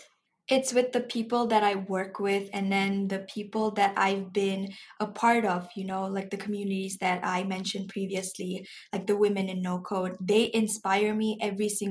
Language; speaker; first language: English; non-native, local second language; Malay